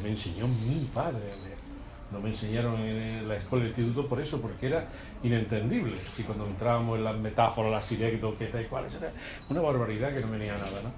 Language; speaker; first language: Spanish; native; Spanish